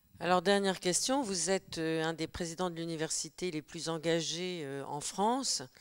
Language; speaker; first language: French; native; French